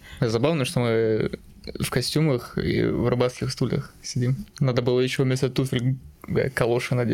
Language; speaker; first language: Russian; native; Russian